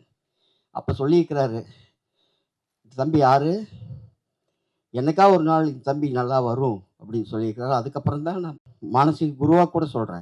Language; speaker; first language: Tamil; native; Tamil